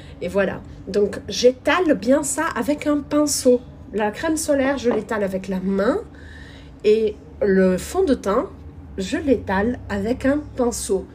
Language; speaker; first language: French; non-native, fluent; Portuguese